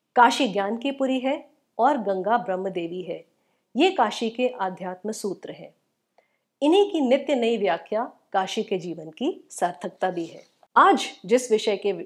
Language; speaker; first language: Hindi; native; Hindi